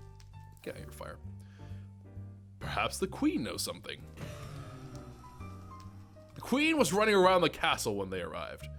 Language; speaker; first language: English; native; English